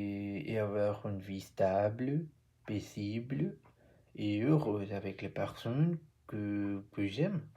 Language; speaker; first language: French; non-native, learner; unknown